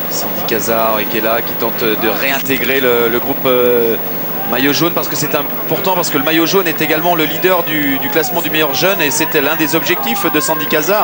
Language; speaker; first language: French; native; French